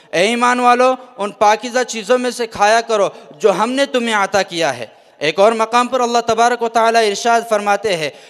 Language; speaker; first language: Urdu; native; Urdu